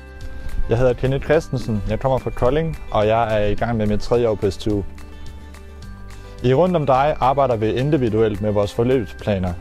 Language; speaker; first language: Danish; native; Danish